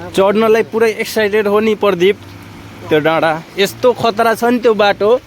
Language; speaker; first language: Nepali; non-native, local second language; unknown